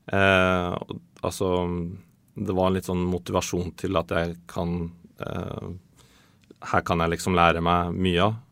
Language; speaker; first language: Norwegian; early bilingual, other home language; Swedish